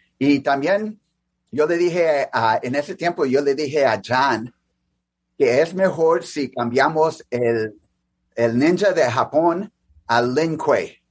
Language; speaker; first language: Spanish; early bilingual, heritage; English